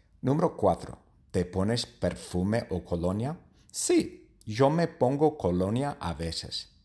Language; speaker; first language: Spanish; non-native, learner; English